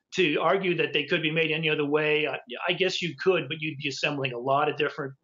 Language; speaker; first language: English; native; English